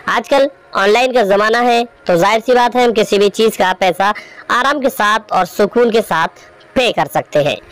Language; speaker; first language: Hindi; native; Hindi